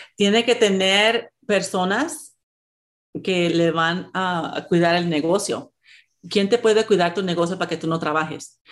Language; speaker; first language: Spanish; early bilingual, heritage; Spanish